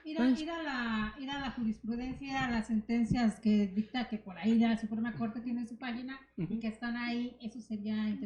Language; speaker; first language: Spanish; native; Spanish